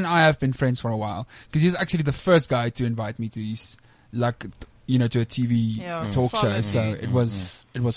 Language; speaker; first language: English; non-native, local second language; Afrikaans